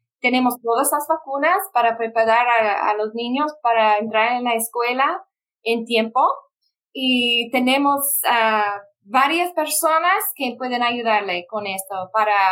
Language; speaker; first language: Spanish; non-native, fluent; English